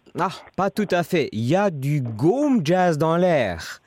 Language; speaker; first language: French; non-native, local second language; Luxembourgish